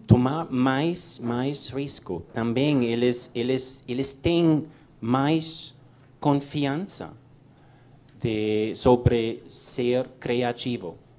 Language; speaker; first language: Portuguese; non-native, learner; English